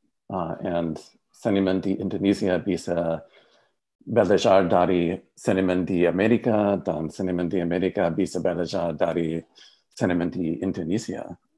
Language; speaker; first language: Indonesian; non-native, learner; English